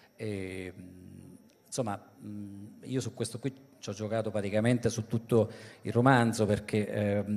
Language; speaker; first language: Italian; native; Italian